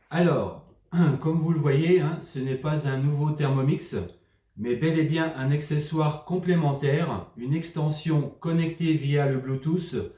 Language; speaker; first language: French; native; French